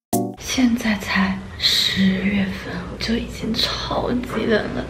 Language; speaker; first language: Chinese; early bilingual, heritage; Chinese